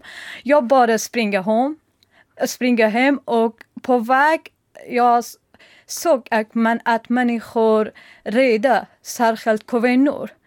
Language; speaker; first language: Swedish; non-native, learner; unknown